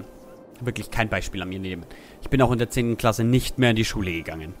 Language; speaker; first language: German; native; German